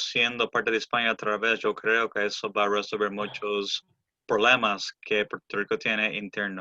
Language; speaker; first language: Spanish; early bilingual, heritage; English